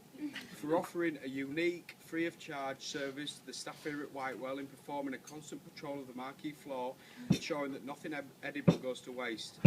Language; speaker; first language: English; native; English